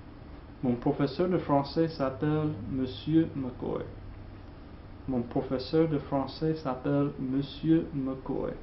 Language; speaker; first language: French; non-native, fluent; English